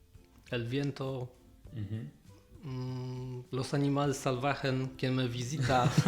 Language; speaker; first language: Spanish; non-native, learner; Polish